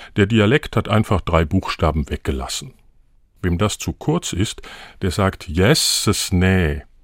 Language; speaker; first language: German; native; German